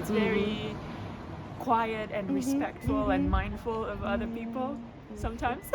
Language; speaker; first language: English; non-native, fluent; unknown